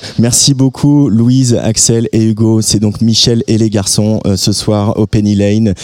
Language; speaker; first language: French; native; French